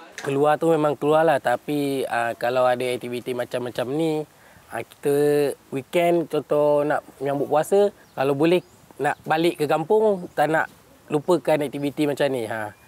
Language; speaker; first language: Malay; native; Malay